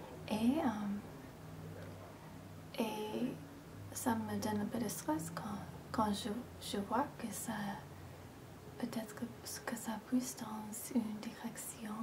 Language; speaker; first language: French; non-native, fluent; English